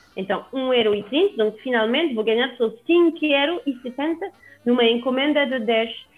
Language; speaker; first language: Portuguese; non-native, fluent; French